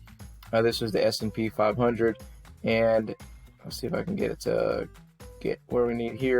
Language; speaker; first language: English; native; English